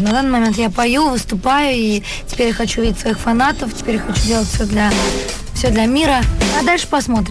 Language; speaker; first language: Russian; native; Russian